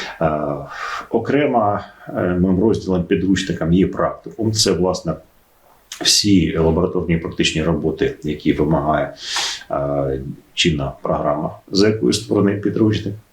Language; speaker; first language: Ukrainian; native; Ukrainian